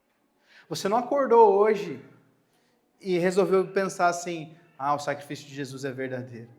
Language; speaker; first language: Portuguese; native; Portuguese